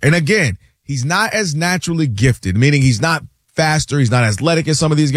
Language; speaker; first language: English; native; English